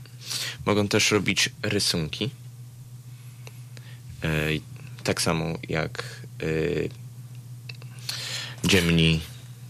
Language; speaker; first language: Polish; early bilingual, heritage; Polish